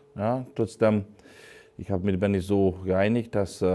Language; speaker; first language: German; non-native, fluent; Hungarian